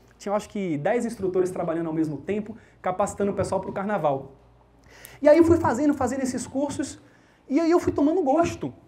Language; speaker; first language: Portuguese; early bilingual, heritage; Portuguese